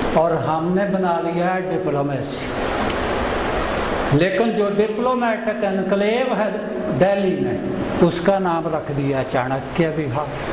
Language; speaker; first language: Hindi; non-native, local second language; Punjabi